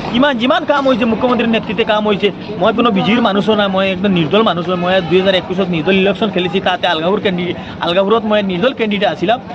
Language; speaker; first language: Assamese; non-native, local second language; Bangla